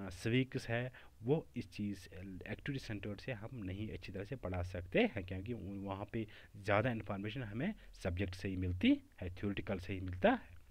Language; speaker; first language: Hindi; non-native, local second language; Kashmiri